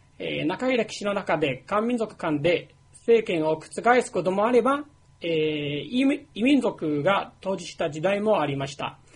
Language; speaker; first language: Japanese; non-native, fluent; Chinese